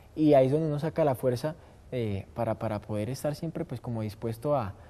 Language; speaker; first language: Spanish; native; Spanish